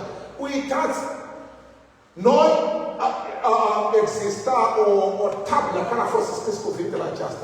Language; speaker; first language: Romanian; non-native, learner; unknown